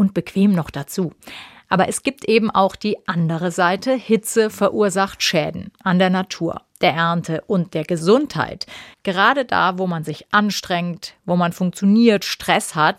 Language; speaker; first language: German; native; German